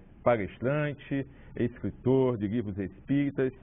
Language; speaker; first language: Portuguese; native; Portuguese